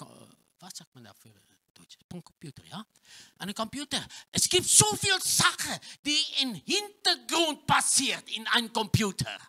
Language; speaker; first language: German; non-native, learner; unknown